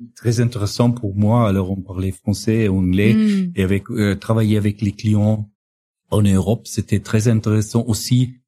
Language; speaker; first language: French; non-native, learner; German